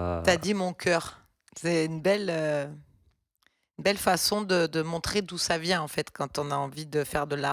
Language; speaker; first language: French; native; French